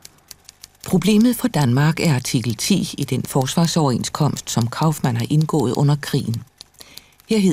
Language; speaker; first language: Danish; native; Danish